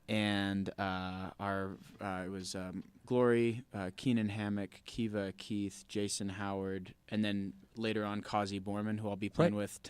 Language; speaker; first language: English; native; English